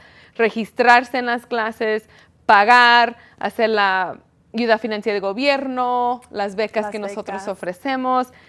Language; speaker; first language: Spanish; early bilingual, heritage; Spanish